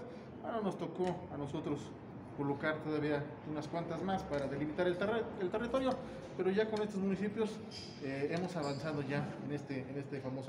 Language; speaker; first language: Spanish; native; Spanish